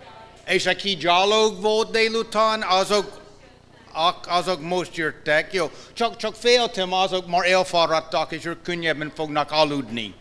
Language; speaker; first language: Hungarian; non-native, fluent; English